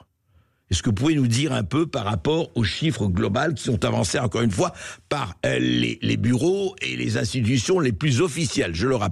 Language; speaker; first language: French; native; French